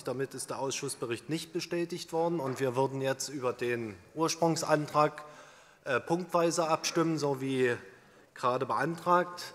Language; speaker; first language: German; native; German